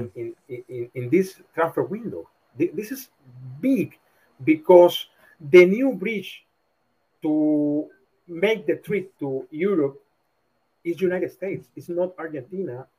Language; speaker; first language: English; non-native, learner; Spanish